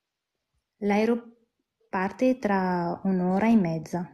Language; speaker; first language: Italian; non-native, learner; Arabic